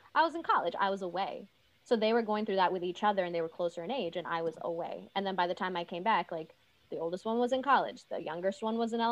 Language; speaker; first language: English; early bilingual, other home language; Urdu